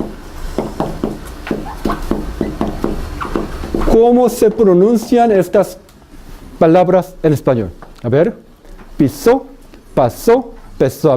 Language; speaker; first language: Spanish; non-native, fluent; Korean